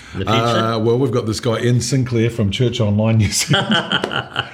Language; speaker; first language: English; native; English